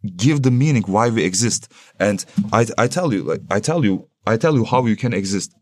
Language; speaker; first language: English; non-native, fluent; Turkish